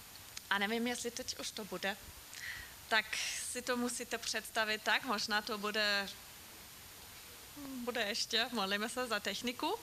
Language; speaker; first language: Czech; non-native, fluent; German